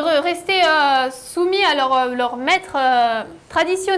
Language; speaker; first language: French; native; French